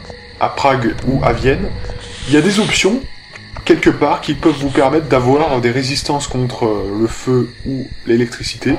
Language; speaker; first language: French; native; French